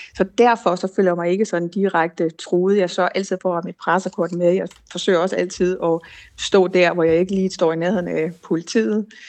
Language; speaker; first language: Danish; native; Danish